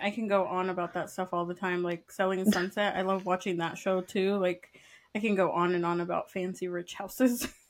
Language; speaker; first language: English; early bilingual, other home language; Spanish